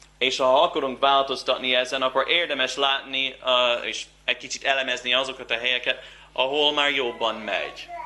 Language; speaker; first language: Hungarian; non-native, fluent; English